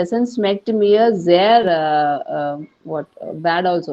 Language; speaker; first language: German; non-native, learner; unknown